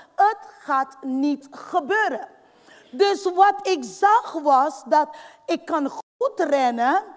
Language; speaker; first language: Dutch; non-native, fluent; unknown